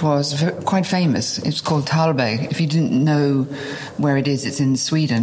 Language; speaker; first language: English; native; English